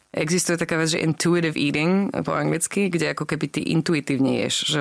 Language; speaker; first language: Slovak; early bilingual, other home language; English